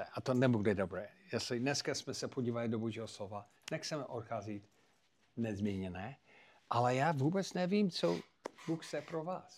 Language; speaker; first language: Czech; non-native, fluent; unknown